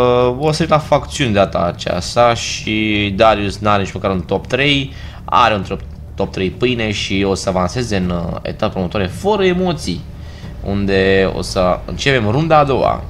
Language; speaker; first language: Romanian; native; Romanian